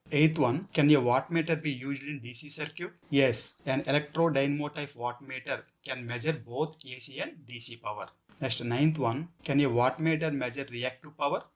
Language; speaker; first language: English; non-native, local second language; Telugu